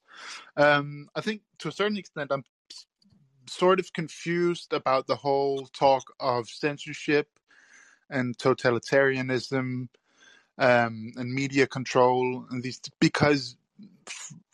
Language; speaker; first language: English; non-native, fluent; Danish